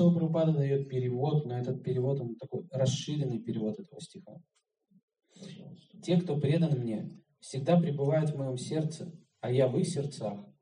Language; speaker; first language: Russian; native; Russian